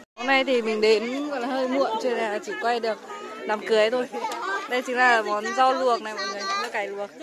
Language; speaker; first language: Vietnamese; non-native, local second language; Iu Mien